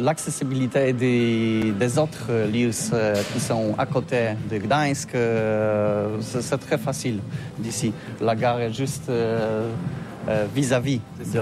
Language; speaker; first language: French; non-native, fluent; Polish